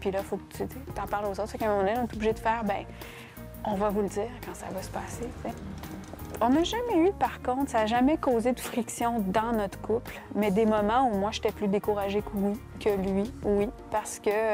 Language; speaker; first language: French; native; French